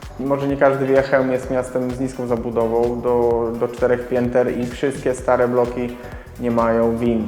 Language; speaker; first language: Polish; native; Polish